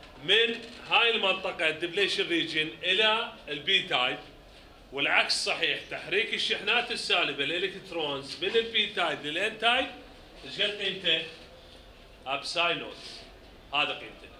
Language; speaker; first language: Arabic; native; Arabic